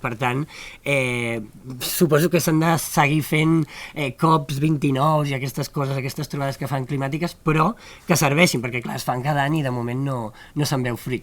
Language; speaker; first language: Catalan; native; Catalan